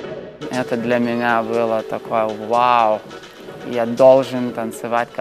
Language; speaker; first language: Russian; non-native, fluent; Lithuanian